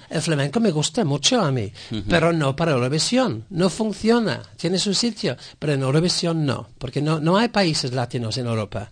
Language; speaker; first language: Spanish; non-native, fluent; English